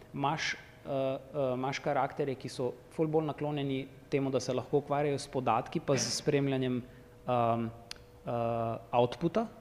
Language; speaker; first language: Slovenian; native; Slovenian